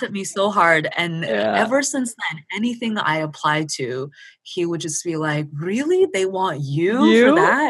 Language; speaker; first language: English; early bilingual, other home language; Chinese